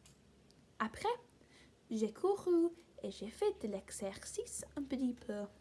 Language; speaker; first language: French; non-native, learner; English